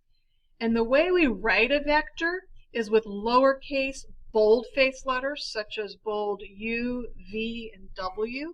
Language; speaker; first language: English; native; English